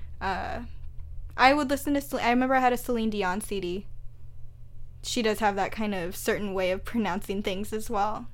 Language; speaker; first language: English; native; English